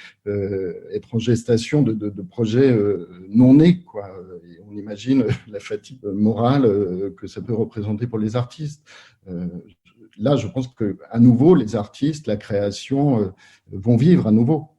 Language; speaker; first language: French; native; French